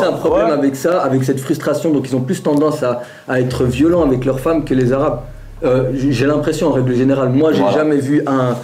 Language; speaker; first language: French; early bilingual, other home language; Arabic